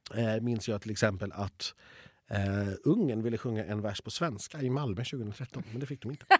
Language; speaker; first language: Swedish; native; Swedish